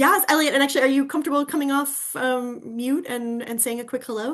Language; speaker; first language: English; native; English